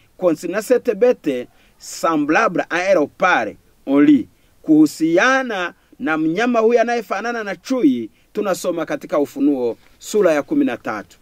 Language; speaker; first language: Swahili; non-native, local second language; Kinyarwanda